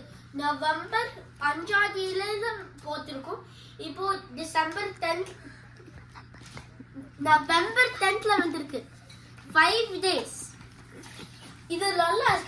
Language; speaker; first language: Tamil; early bilingual, heritage; Tamil